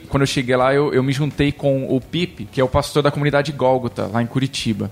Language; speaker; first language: Portuguese; early bilingual, other home language; English